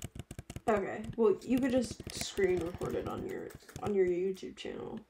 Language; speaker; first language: English; native; English